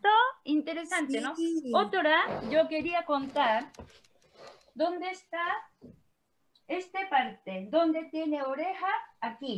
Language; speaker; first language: Spanish; non-native, learner; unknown